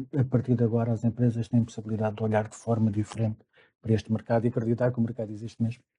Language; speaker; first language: Portuguese; native; Portuguese